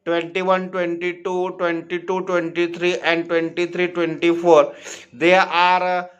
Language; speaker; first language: English; non-native, local second language; Marathi